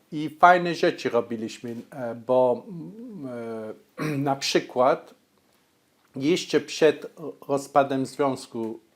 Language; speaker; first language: Polish; early bilingual, heritage; Polish